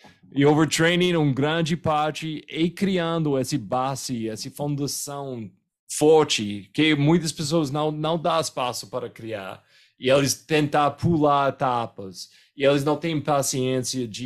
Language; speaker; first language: Portuguese; non-native, fluent; English